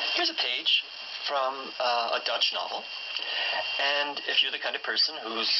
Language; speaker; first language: English; native; English